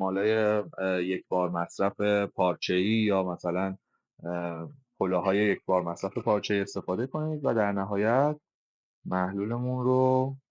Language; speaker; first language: Persian; native; Persian